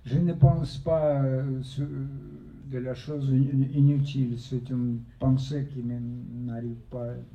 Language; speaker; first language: French; non-native, fluent; Russian